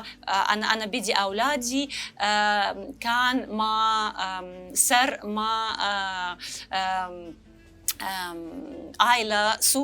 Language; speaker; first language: Arabic; non-native, learner; Russian